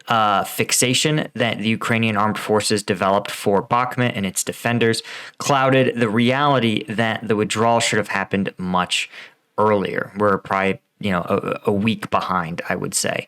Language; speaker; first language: English; native; English